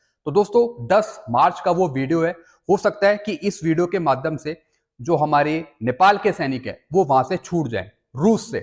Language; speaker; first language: Hindi; native; Hindi